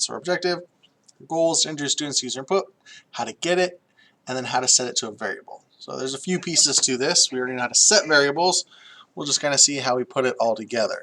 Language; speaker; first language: English; native; English